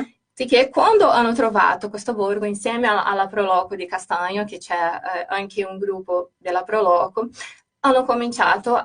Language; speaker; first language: Italian; non-native, fluent; Portuguese